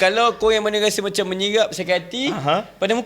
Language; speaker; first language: Malay; native; Malay